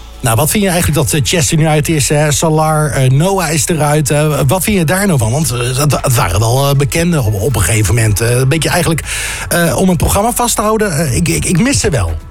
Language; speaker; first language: Dutch; native; Dutch